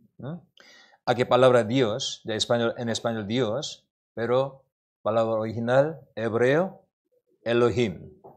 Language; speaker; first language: Spanish; non-native, learner; Korean